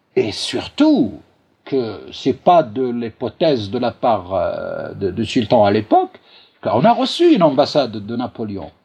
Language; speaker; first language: French; non-native, local second language; Arabic